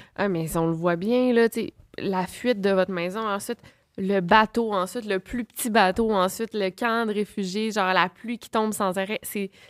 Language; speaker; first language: French; native; French